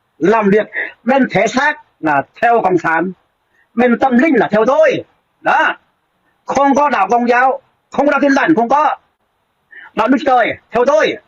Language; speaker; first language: Vietnamese; non-native, local second language; Jarai